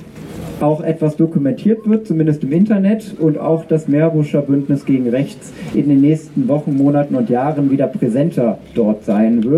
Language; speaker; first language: German; native; German